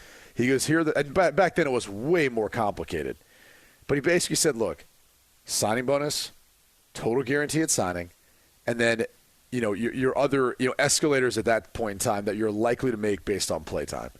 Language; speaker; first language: English; native; English